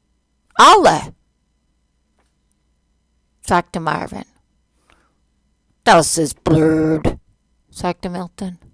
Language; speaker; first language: German; non-native, fluent; English